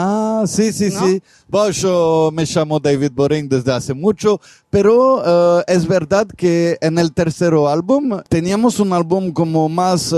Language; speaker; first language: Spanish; non-native, fluent; French